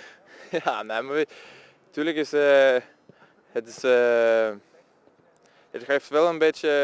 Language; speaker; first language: Dutch; non-native, fluent; Swedish